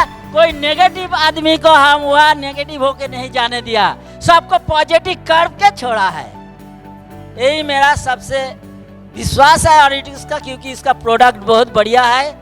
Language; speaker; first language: Hindi; non-native, local second language; Bangla